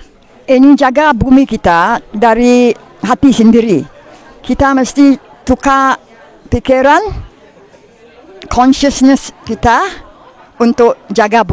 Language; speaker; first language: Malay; non-native, learner; English